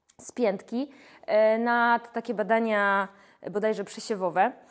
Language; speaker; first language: Polish; native; Polish